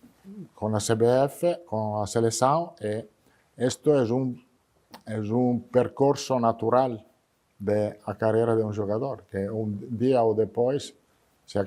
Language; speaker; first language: Portuguese; non-native, fluent; Italian